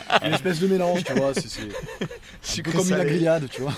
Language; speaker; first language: French; native; French